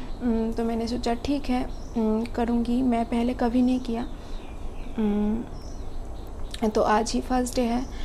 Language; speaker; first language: Hindi; non-native, local second language; Bangla